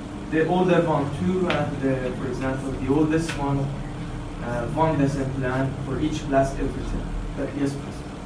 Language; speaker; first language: English; non-native, fluent; Persian